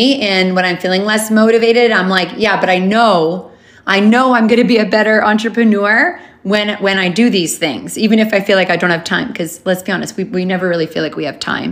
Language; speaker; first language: English; native; English